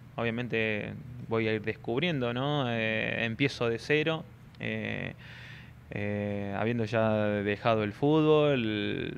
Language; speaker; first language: Spanish; native; Spanish